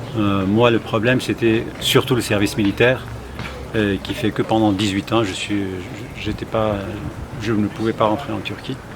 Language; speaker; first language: French; non-native, fluent; Kurdish